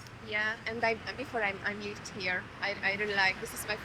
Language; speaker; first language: English; non-native, learner; Hungarian